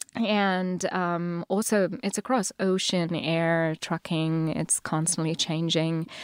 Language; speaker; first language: English; non-native, local second language; Telugu